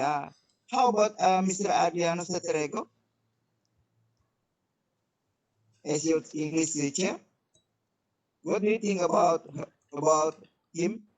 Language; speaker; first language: English; non-native, fluent; Indonesian